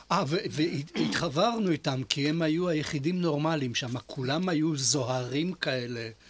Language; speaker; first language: Hebrew; non-native, fluent; Polish